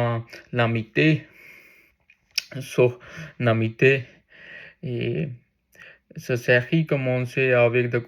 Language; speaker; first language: French; non-native, learner; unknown